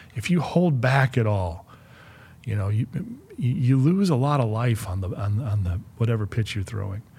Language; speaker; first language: English; native; English